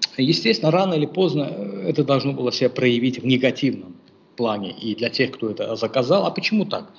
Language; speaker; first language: Russian; non-native, local second language; Azerbaijani